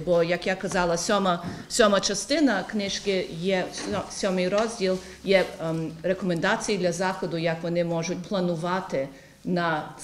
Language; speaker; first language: Ukrainian; early bilingual, heritage; Ukrainian